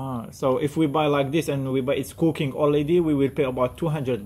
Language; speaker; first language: English; non-native, learner; French